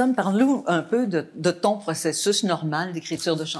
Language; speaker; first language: French; native; French